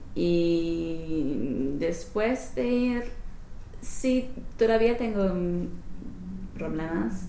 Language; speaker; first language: Spanish; non-native, learner; English